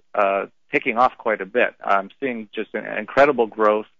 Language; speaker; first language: English; native; English